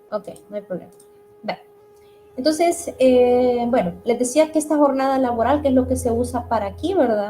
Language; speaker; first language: Spanish; native; Spanish